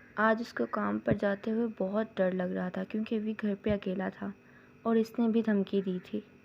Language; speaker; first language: Urdu; non-native, local second language; Punjabi